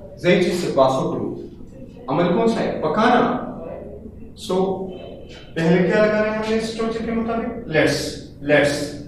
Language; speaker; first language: Urdu; non-native, local second language; Pashto